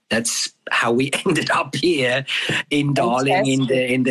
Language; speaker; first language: English; non-native, fluent; German